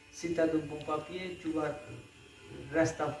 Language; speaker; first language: French; non-native, learner; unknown